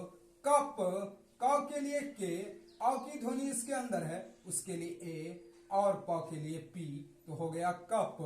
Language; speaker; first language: Hindi; native; Hindi